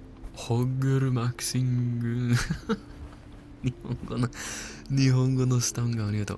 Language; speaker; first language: Japanese; non-native, fluent; English